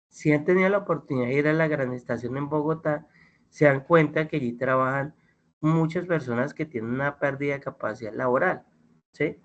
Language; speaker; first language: Spanish; native; Spanish